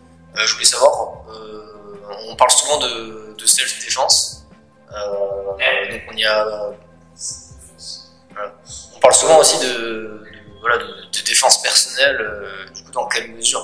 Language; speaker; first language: French; native; French